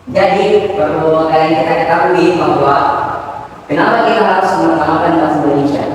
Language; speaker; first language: Indonesian; native; Indonesian